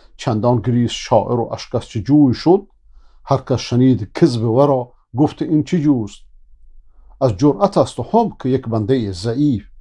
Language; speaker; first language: Persian; native; Persian